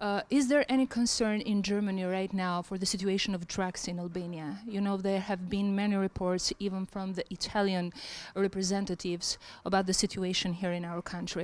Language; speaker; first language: English; non-native, fluent; Albanian